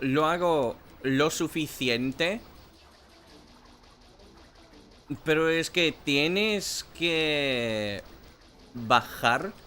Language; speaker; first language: Spanish; non-native, learner; English